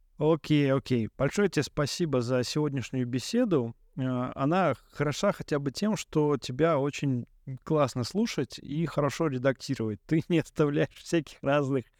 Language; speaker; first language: Russian; native; Russian